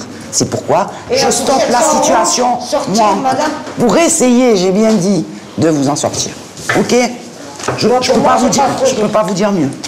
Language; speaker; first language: French; native; French